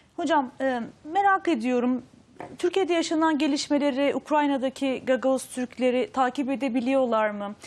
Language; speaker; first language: Turkish; native; Turkish